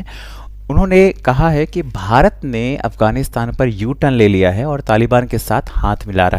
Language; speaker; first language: Hindi; native; Hindi